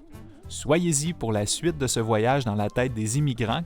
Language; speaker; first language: French; native; French